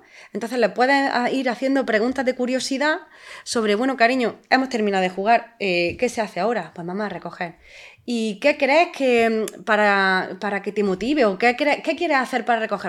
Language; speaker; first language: Spanish; native; Spanish